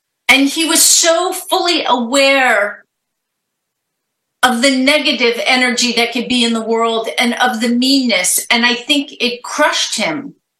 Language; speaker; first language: English; native; English